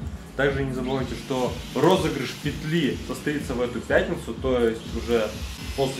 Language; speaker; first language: Russian; native; Russian